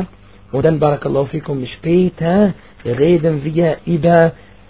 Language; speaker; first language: German; non-native, fluent; Arabic